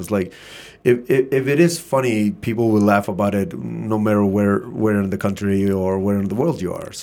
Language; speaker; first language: English; non-native, fluent; Icelandic